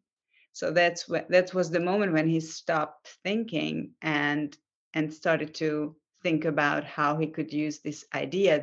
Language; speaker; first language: English; non-native, fluent; Hungarian